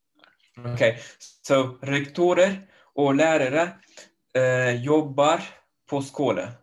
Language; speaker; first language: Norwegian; non-native, learner; Turkish